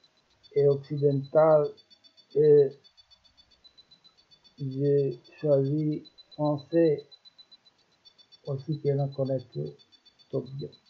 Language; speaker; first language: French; non-native, learner; Romanian